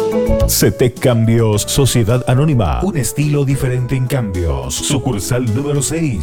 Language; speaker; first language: Spanish; native; Spanish